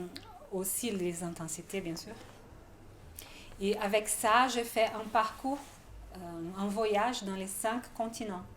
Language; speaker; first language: French; non-native, fluent; Portuguese